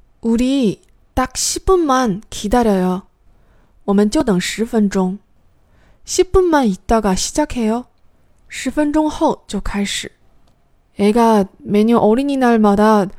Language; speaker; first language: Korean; non-native, fluent; Chinese